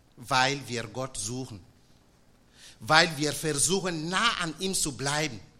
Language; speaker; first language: German; non-native, fluent; French